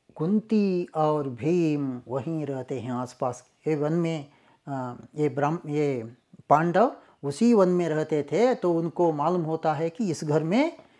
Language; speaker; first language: Hindi; non-native, local second language; Kannada